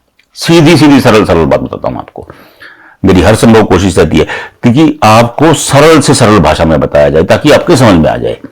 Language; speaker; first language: Hindi; native; Hindi